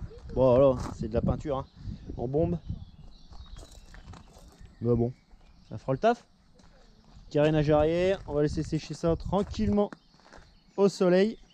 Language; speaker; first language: French; native; French